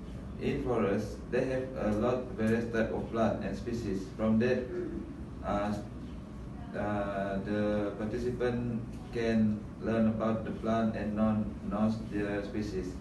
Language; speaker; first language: English; non-native, learner; Malay